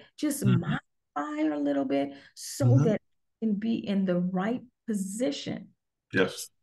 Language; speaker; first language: English; native; English